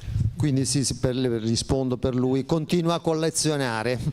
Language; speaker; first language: Italian; native; Italian